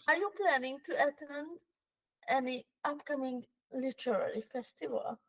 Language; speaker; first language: English; non-native, learner; Hungarian